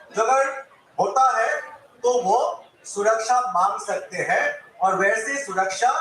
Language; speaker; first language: Hindi; non-native, local second language; Assamese